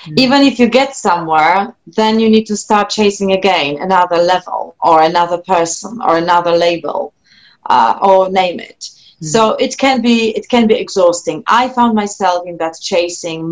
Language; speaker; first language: English; non-native, fluent; Polish